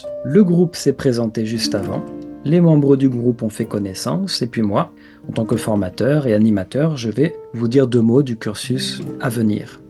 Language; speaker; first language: French; native; French